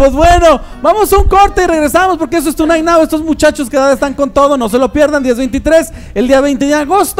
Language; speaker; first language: Spanish; native; Spanish